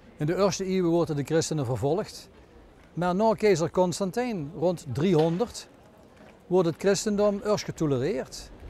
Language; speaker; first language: Dutch; non-native, local second language; Limburgish